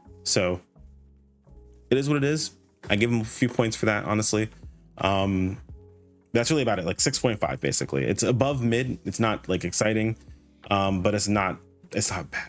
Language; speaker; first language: English; native; English